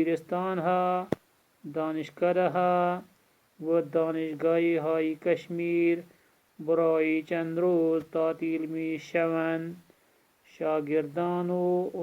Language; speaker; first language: Persian; non-native, fluent; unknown